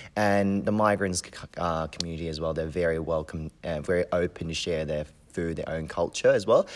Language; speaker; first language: English; non-native, local second language; Cantonese